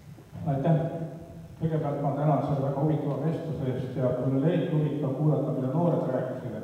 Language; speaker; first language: Estonian; non-native, local second language; Russian